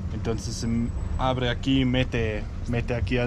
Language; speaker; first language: Spanish; non-native, learner; Danish